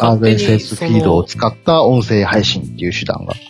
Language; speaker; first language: Japanese; native; Japanese